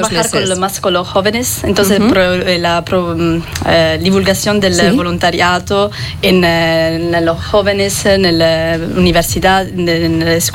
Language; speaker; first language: Spanish; non-native, fluent; French